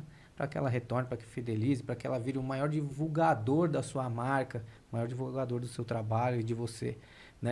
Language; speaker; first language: Portuguese; native; Portuguese